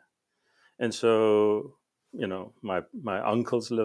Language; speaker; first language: English; non-native, local second language; Afrikaans